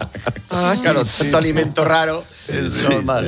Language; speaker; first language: Spanish; native; Spanish